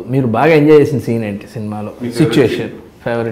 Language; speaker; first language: Telugu; native; Telugu